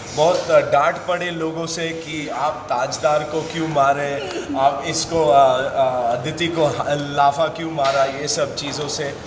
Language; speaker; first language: Hindi; non-native, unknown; English